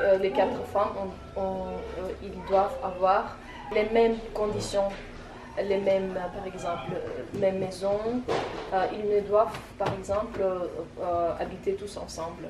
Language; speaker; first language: French; non-native, fluent; Tajik